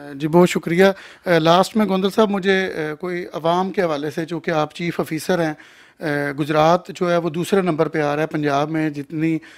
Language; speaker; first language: Urdu; non-native, local second language; Punjabi